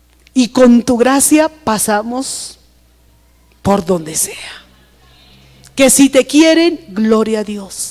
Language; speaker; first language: Spanish; native; Spanish